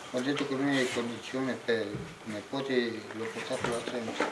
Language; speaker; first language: Italian; non-native, learner; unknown